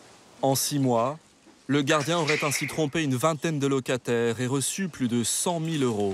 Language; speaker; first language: French; native; French